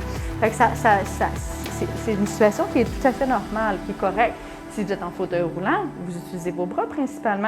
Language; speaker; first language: French; native; French